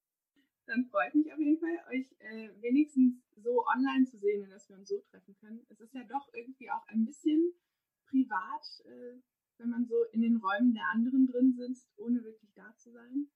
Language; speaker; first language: German; native; German